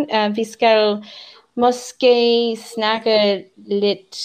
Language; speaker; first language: Danish; non-native, learner; English